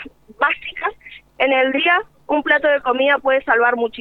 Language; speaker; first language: Spanish; native; Spanish